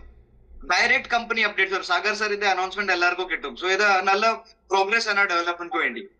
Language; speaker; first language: Malayalam; non-native, fluent; Hindi